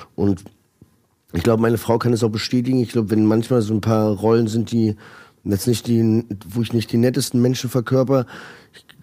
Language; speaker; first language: German; early bilingual, heritage; Croatian